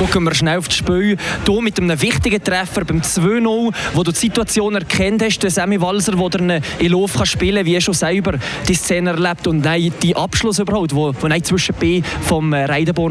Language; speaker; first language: German; native; German